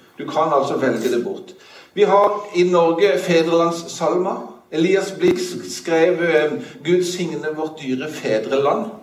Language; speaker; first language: Norwegian; native; Norwegian